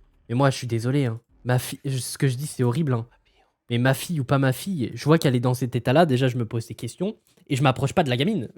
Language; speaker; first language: French; native; French